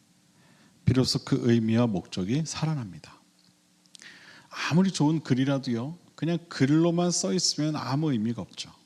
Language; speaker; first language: Korean; native; Korean